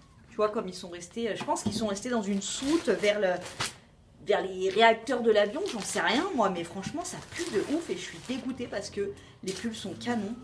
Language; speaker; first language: French; native; French